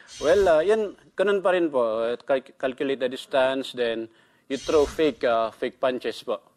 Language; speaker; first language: Filipino; non-native, local second language; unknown